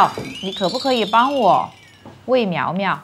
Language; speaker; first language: Chinese; native; Chinese